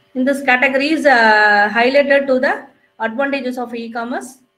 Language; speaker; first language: English; non-native, local second language; Tamil